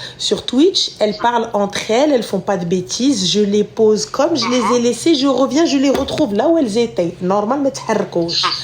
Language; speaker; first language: French; early bilingual, other home language; Arabic